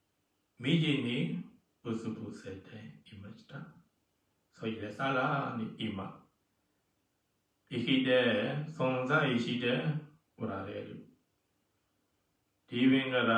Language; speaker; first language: Japanese; non-native, fluent; Burmese